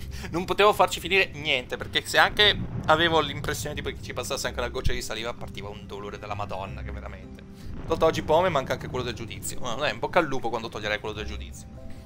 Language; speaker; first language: Italian; native; Italian